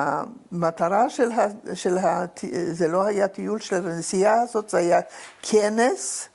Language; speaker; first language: Hebrew; non-native, fluent; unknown